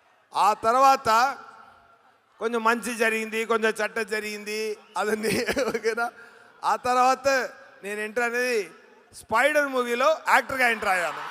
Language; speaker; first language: Telugu; non-native, learner; Tamil